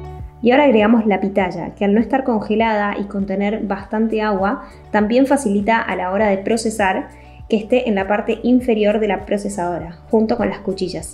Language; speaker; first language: Spanish; native; Spanish